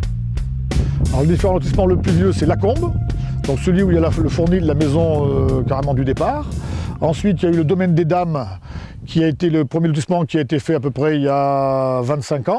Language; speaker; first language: French; native; French